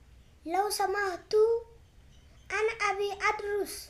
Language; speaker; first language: Arabic; non-native, learner; Amharic